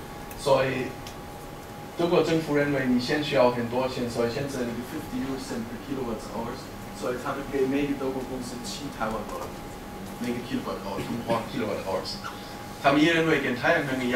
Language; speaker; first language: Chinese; non-native, fluent; German